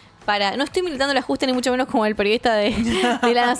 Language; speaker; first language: Spanish; native; Spanish